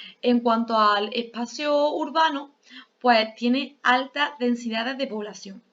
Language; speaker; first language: Spanish; native; Spanish